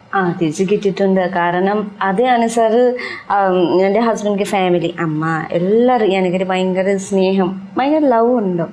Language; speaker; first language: Malayalam; non-native, learner; Nepali